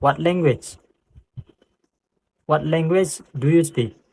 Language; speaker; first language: English; non-native, fluent; Indonesian